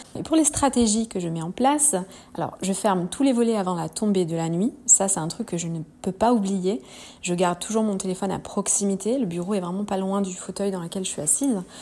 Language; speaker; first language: French; native; French